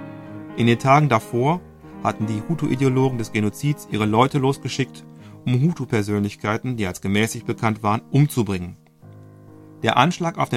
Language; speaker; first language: German; native; German